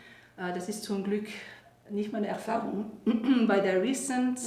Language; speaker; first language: German; non-native, fluent; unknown